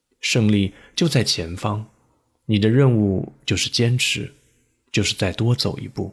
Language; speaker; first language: Chinese; native; Chinese